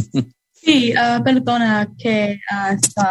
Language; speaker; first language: Spanish; non-native, learner; English